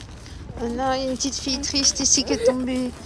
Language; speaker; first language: French; native; French